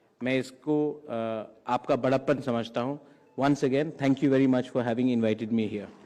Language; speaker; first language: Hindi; non-native, local second language; Kok Borok